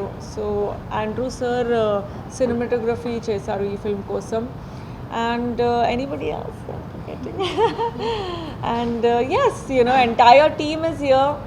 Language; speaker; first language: Telugu; non-native, fluent; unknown